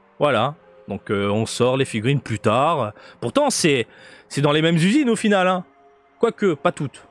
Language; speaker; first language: French; native; French